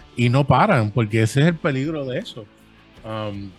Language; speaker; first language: Spanish; early bilingual, heritage; Spanish